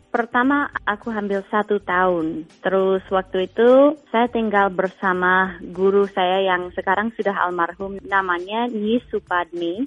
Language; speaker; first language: Indonesian; non-native, fluent; English